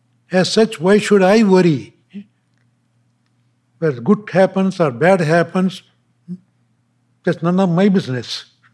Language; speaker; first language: English; non-native, local second language; Tamil